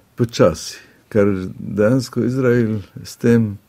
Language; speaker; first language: Slovenian; non-native, fluent; Arabic